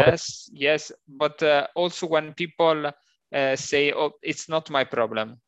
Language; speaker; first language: English; non-native, learner; Italian